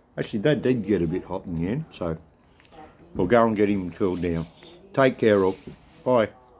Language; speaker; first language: English; native; English